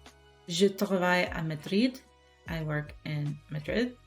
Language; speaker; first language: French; non-native, learner; English